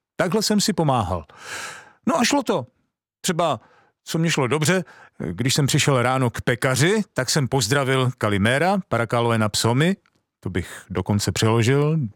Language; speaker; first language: Czech; native; Czech